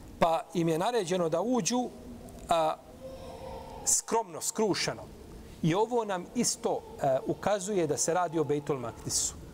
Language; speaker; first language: Bosnian; native; Bosnian